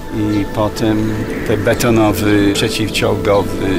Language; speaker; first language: Polish; non-native, fluent; English